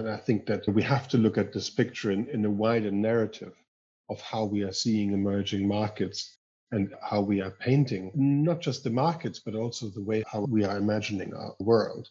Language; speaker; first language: English; non-native, fluent; German